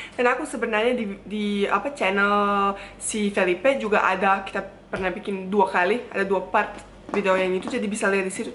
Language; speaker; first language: Indonesian; non-native, fluent; Bosnian